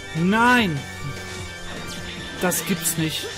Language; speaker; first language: German; native; German